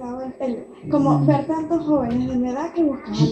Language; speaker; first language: Spanish; native; Spanish